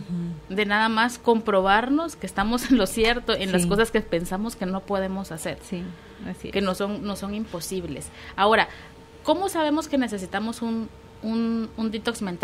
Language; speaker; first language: Spanish; native; Spanish